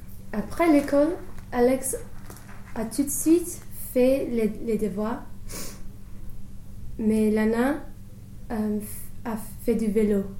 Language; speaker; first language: French; non-native, learner; English